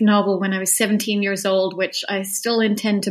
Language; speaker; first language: English; native; English